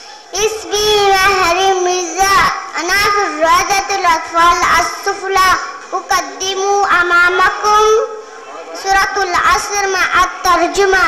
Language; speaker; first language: Arabic; non-native, learner; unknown